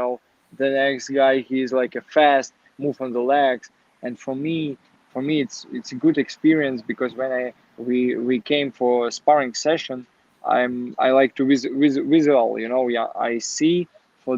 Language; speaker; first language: English; non-native, learner; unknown